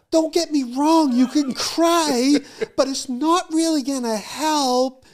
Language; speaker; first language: English; native; English